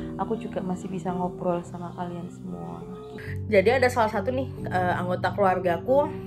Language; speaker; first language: Indonesian; native; Indonesian